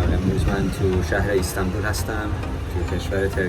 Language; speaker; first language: Persian; early bilingual, heritage; Persian